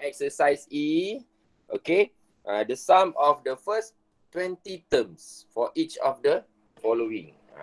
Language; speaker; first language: English; non-native, local second language; Malay